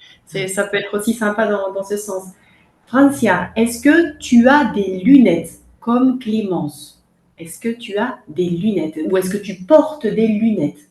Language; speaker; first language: French; native; French